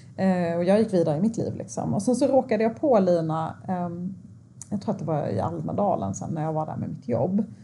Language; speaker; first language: Swedish; early bilingual, other home language; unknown